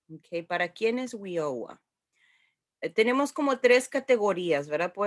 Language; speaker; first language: Spanish; early bilingual, heritage; Spanish